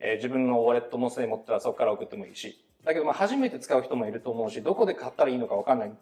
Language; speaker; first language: Japanese; native; Japanese